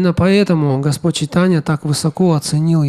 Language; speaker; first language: Russian; native; Russian